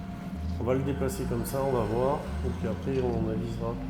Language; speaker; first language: French; native; French